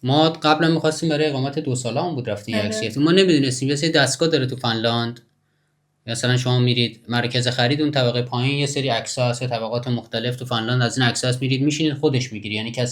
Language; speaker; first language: Persian; native; Persian